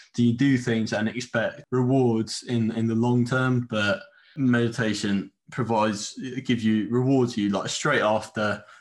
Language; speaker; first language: English; non-native, fluent; Spanish